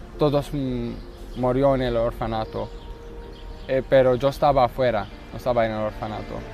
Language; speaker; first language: Spanish; non-native, learner; Arabic